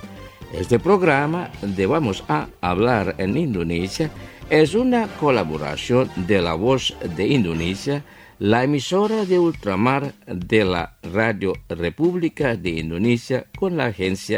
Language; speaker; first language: Spanish; non-native, fluent; Indonesian